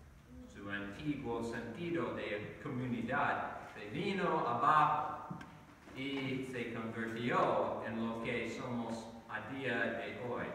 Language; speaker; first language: Spanish; non-native, learner; English